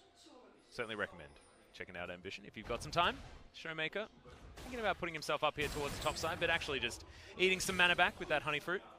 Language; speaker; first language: English; native; English